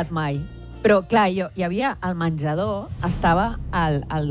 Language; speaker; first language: Catalan; non-native, local second language; Spanish